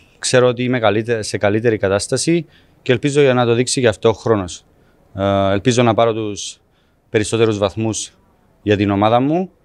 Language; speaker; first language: Greek; non-native, fluent; Serbian